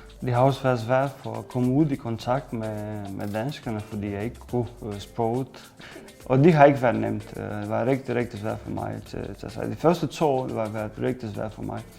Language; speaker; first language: Danish; non-native, fluent; Romanian